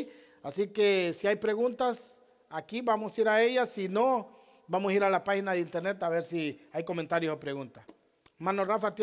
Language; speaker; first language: Spanish; native; Spanish